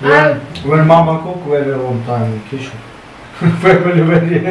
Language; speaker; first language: English; non-native, learner; Russian